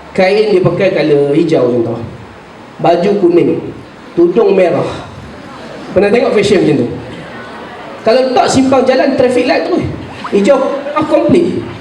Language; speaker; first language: Malay; native; Malay